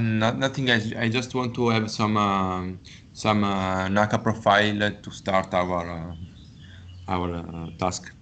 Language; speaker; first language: English; non-native, learner; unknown